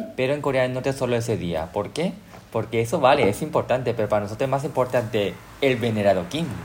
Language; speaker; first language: Spanish; early bilingual, other home language; Korean